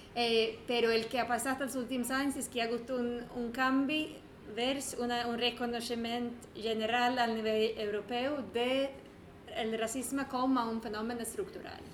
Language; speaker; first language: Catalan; non-native, fluent; Swedish